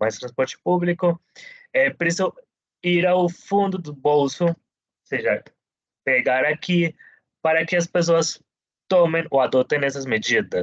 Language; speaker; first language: Portuguese; non-native, fluent; Spanish